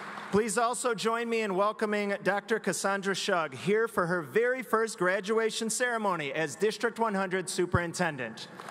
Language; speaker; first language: English; native; English